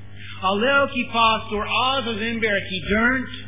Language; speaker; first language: Hungarian; non-native, learner; English